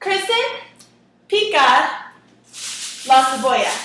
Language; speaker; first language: Spanish; non-native, learner; English